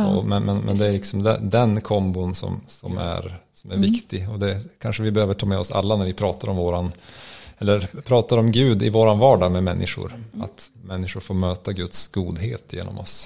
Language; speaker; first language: Swedish; native; Swedish